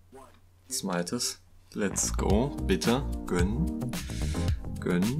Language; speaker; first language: German; native; German